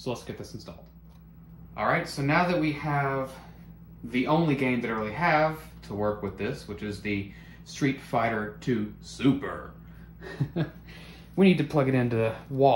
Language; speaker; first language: English; native; English